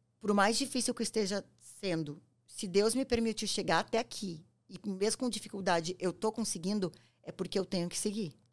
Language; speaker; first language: Portuguese; native; Portuguese